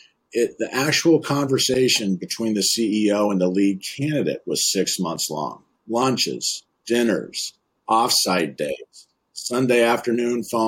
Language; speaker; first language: English; native; English